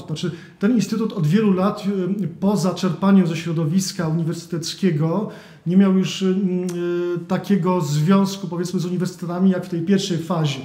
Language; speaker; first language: Polish; native; Polish